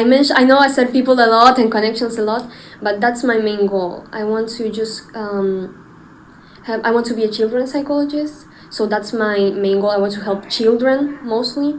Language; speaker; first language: English; non-native, fluent; Spanish